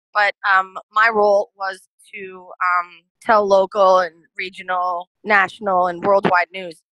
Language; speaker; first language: English; native; English